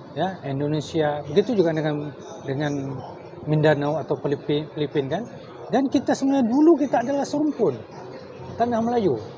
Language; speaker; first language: Malay; native; Malay